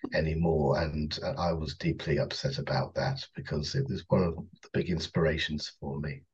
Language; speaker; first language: English; native; English